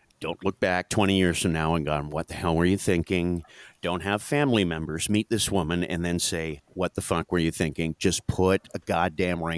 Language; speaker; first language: English; native; English